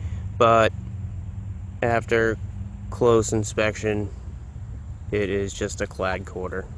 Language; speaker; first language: English; native; English